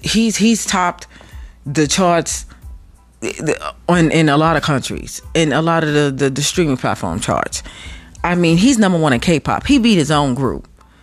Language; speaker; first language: English; native; English